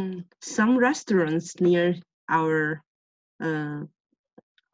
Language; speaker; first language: English; non-native, learner; Chinese